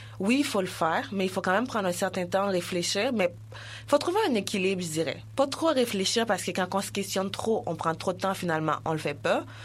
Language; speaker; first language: French; early bilingual, other home language; Haitian Creole